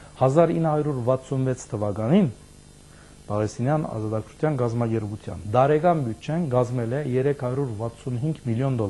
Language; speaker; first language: Armenian; early bilingual, heritage; Armenian